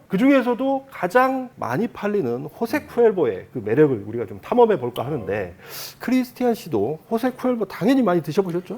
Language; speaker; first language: Korean; native; Korean